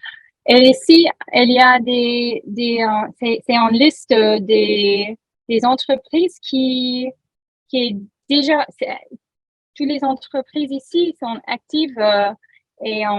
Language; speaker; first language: French; non-native, learner; English